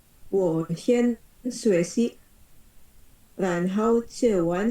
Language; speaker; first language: Chinese; non-native, learner; Indonesian